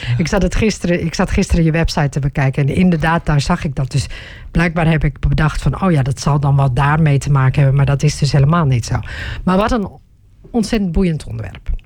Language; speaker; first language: Dutch; early bilingual, other home language; Turkish